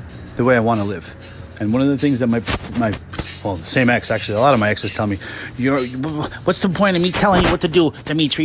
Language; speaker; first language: English; native; English